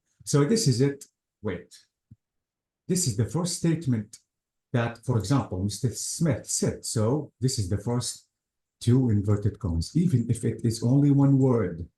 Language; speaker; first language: English; non-native, fluent; Arabic